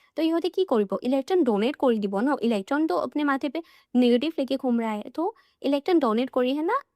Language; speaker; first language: Hindi; non-native, local second language; Assamese